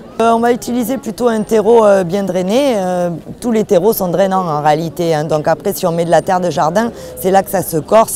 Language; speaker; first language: French; native; French